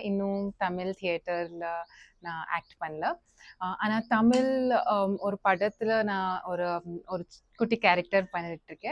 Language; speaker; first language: Tamil; non-native, local second language; Telugu